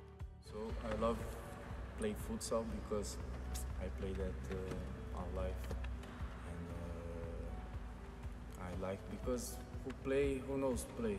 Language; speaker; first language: English; non-native, learner; Portuguese